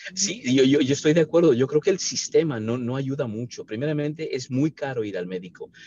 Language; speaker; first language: Spanish; native; Spanish